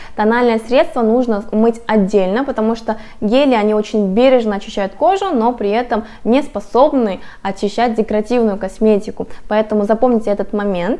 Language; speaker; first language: Russian; non-native, fluent; Korean